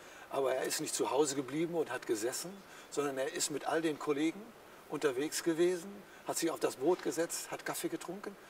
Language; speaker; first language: German; native; German